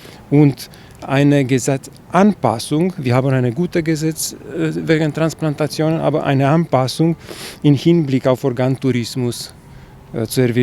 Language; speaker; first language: German; non-native, fluent; Chinese